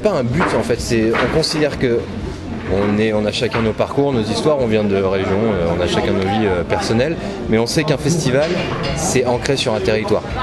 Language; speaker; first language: French; native; French